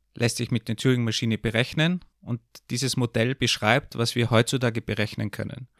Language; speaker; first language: German; native; German